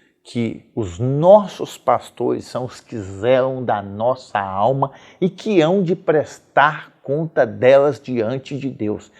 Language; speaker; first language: Portuguese; native; Portuguese